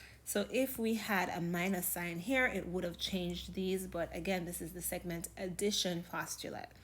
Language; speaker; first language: English; native; English